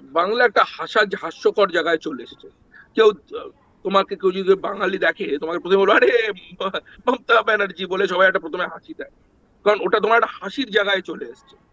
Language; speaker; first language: Bangla; native; Bangla